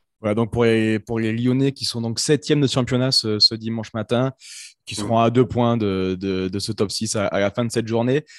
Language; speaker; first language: French; native; French